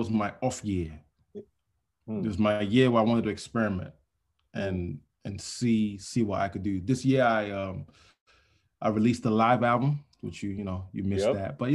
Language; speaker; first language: English; non-native, local second language; Yoruba